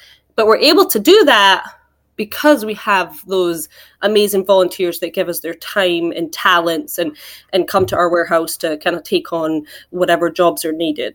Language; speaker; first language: English; native; English